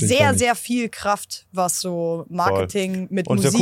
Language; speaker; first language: German; native; German